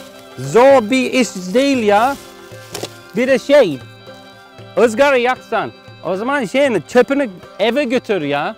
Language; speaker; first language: Turkish; non-native, learner; English